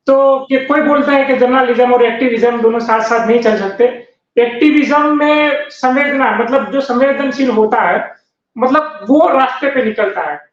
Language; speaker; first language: Hindi; non-native, local second language; Gujarati